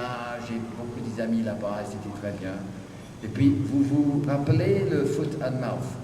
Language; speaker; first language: French; non-native, fluent; English